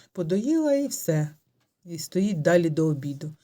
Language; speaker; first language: Ukrainian; native; Ukrainian